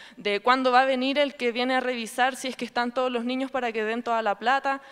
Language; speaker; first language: Spanish; native; Spanish